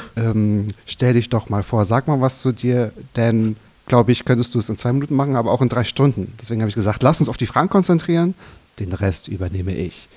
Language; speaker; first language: German; native; German